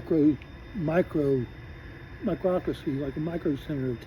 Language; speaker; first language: English; native; English